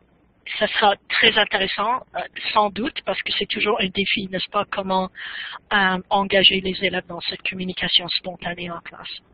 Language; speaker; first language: French; non-native, fluent; English